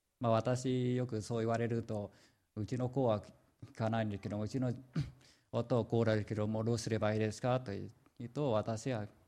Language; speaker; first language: Japanese; non-native, fluent; Vietnamese